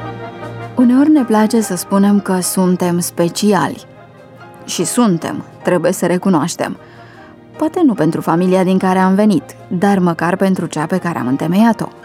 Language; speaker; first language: Romanian; native; Romanian